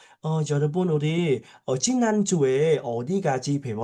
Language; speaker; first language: Korean; non-native, fluent; Khmer